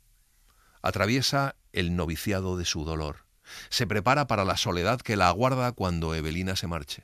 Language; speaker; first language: Spanish; native; Spanish